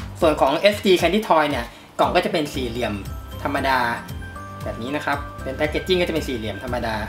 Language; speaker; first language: Thai; native; Thai